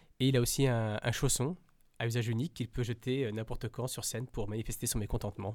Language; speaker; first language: French; native; French